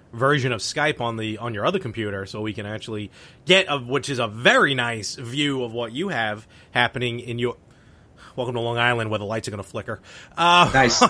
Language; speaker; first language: English; native; English